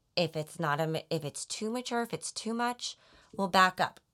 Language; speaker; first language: English; native; English